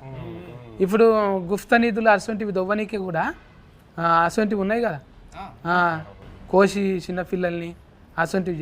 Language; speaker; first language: Telugu; native; Telugu